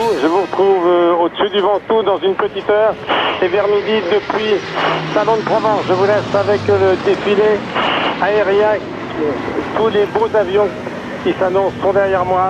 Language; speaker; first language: French; native; French